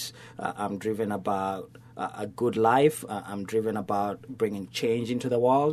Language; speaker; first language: English; non-native, local second language; Kikuyu